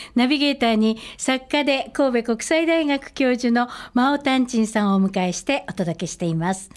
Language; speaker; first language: Japanese; native; Japanese